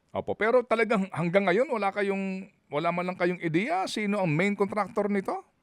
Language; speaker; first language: Filipino; native; Filipino